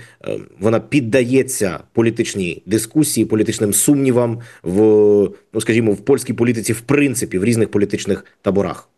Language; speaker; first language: Ukrainian; native; Ukrainian